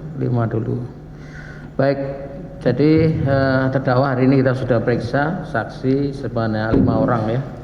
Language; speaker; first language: Indonesian; native; Indonesian